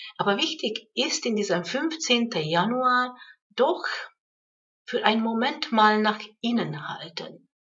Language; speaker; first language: German; non-native, fluent; Hungarian